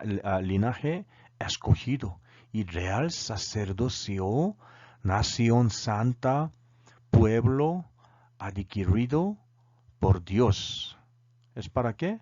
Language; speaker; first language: Spanish; non-native, learner; Korean